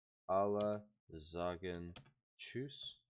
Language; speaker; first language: German; non-native, learner; English